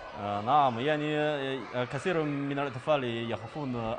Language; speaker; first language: Arabic; non-native, learner; Chinese